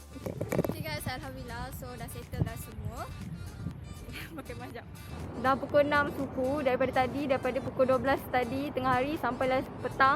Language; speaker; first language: Malay; native; Malay